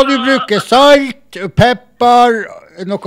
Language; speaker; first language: Norwegian; native; Norwegian